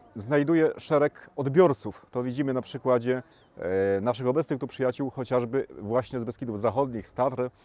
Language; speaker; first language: Polish; native; Polish